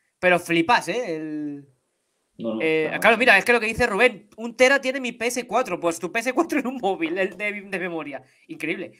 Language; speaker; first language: Spanish; native; Spanish